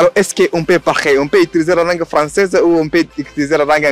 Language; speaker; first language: French; non-native, learner; Swahili